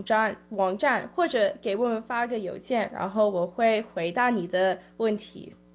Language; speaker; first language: Chinese; early bilingual, heritage; English